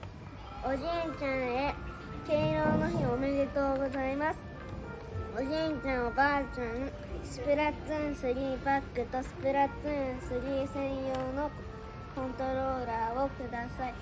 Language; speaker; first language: Japanese; early bilingual, heritage; Japanese